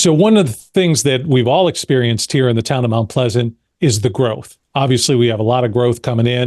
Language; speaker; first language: English; native; English